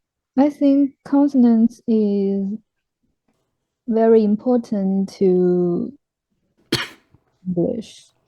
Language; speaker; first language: English; non-native, learner; Chinese